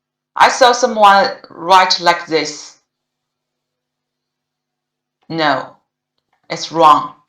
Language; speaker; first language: English; non-native, learner; Chinese